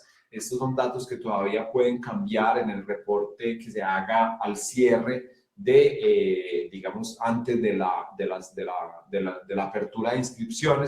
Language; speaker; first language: Spanish; native; Spanish